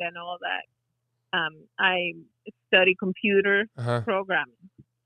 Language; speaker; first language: English; non-native, fluent; Spanish